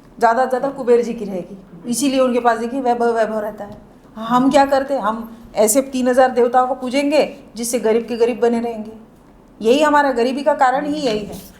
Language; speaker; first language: Hindi; non-native, local second language; Marathi